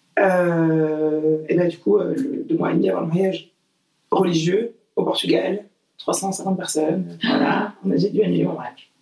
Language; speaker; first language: French; early bilingual, other home language; Portuguese